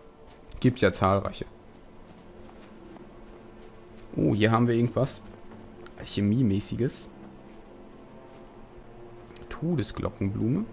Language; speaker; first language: German; native; German